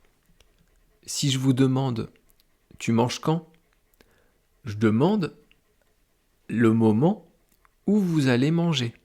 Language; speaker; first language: French; native; French